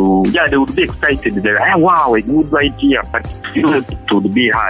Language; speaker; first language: English; non-native, local second language; Kinyarwanda